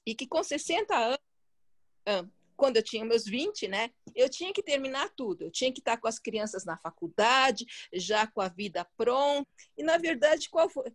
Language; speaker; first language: Portuguese; early bilingual, other home language; Chinese